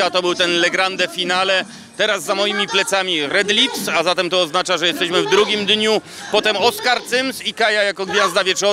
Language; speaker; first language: Polish; native; Polish